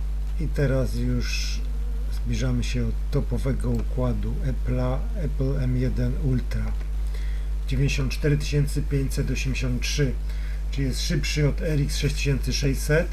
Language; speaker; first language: Polish; native; Polish